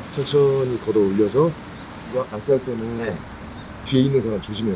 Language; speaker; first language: Korean; native; Korean